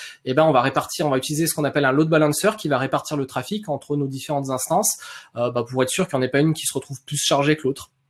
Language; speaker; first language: French; native; French